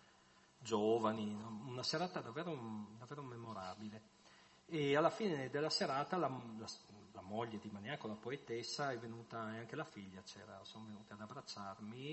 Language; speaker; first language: Italian; native; Italian